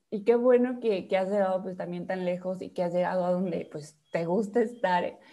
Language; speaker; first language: Spanish; native; Spanish